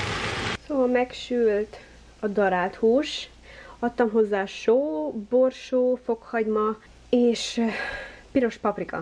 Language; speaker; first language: Hungarian; early bilingual, heritage; Hungarian